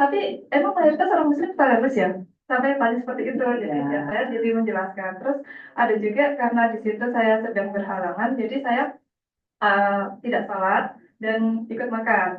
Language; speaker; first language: Indonesian; native; Indonesian